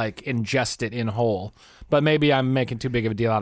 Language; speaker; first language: English; native; English